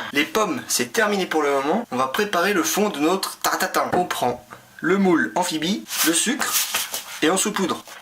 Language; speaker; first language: French; native; French